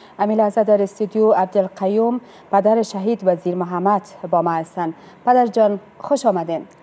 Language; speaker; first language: Persian; native; Persian